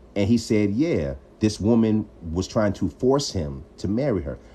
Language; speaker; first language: English; native; English